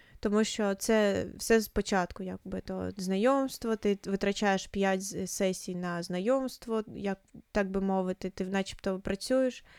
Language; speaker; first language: Ukrainian; non-native, local second language; Russian